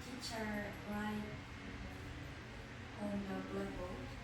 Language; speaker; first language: English; non-native, learner; Korean